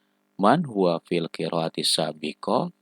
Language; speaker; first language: Arabic; non-native, fluent; Indonesian